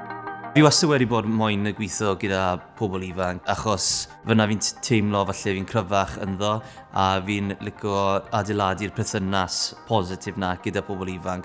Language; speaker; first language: Welsh; native; Welsh